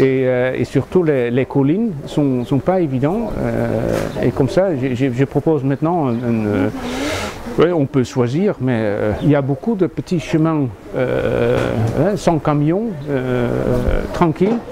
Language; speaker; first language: French; non-native, fluent; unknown